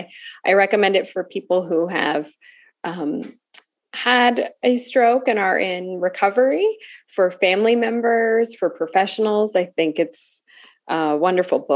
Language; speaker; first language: English; native; English